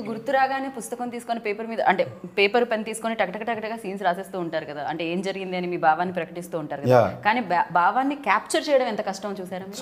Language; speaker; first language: Telugu; native; Telugu